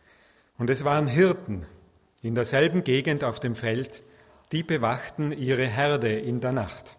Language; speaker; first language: German; native; German